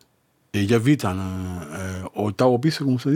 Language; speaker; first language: French; non-native, learner; Spanish